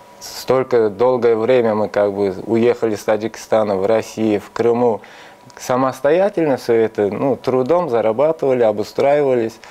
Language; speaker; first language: Russian; non-native, local second language; Tajik